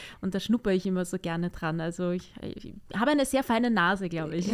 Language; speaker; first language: German; native; German